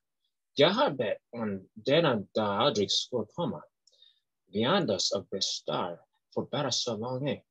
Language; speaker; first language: Swedish; non-native, learner; English